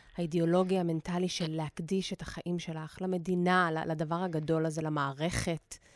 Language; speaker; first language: Hebrew; native; Hebrew